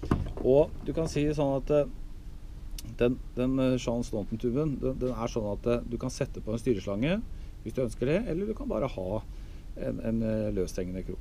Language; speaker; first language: Norwegian; native; Norwegian